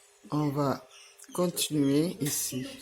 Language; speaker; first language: French; non-native, learner; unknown